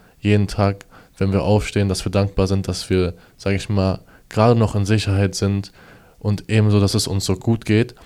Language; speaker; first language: German; native; German